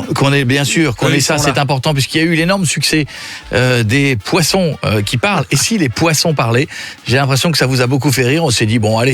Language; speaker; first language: French; native; French